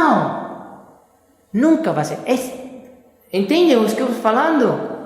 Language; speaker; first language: Portuguese; non-native, fluent; Spanish